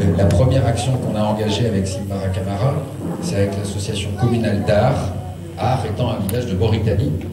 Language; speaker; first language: French; early bilingual, other home language; Swiss German